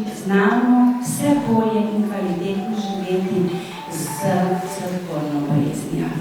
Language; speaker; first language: Slovenian; native; Slovenian